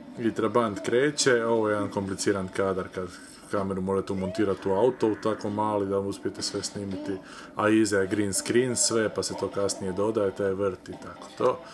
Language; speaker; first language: Croatian; native; Croatian